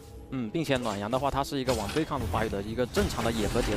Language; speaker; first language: Chinese; native; Chinese